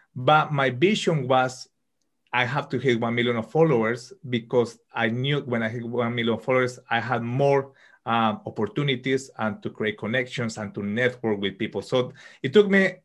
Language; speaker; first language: English; non-native, fluent; Spanish